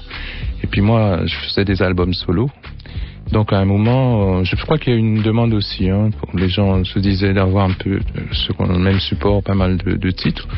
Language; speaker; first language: French; native; French